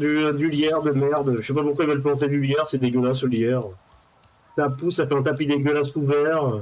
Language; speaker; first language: French; native; French